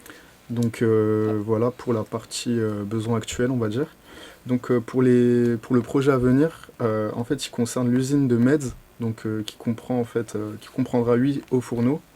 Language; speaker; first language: French; native; French